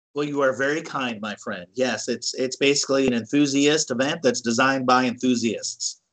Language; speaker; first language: English; native; English